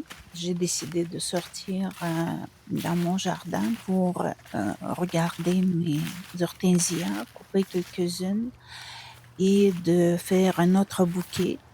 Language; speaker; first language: French; non-native, fluent; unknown